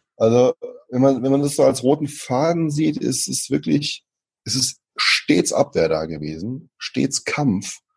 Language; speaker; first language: German; early bilingual, other home language; Portuguese